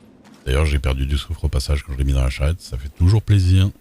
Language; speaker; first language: French; native; French